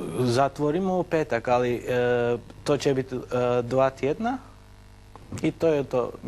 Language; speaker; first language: Bosnian; non-native, learner; Turkish